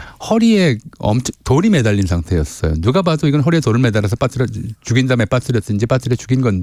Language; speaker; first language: Korean; native; Korean